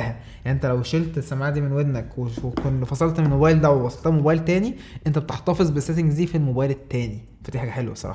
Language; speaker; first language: Arabic; native; Arabic